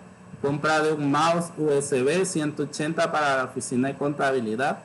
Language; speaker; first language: Spanish; native; Spanish